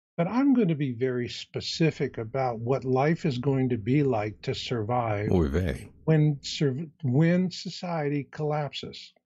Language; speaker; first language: English; native; English